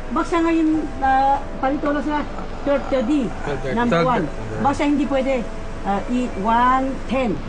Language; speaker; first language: Filipino; non-native, learner; Chinese